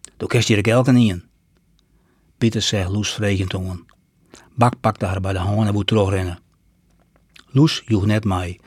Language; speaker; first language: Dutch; native; Dutch